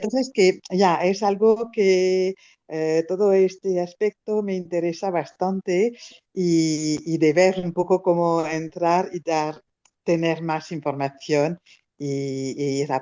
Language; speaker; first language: Spanish; non-native, fluent; French